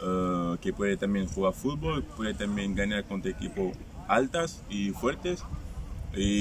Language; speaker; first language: Spanish; non-native, fluent; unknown